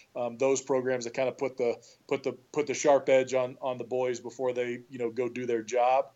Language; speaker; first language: English; native; English